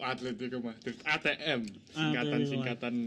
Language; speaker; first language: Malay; non-native, local second language; Javanese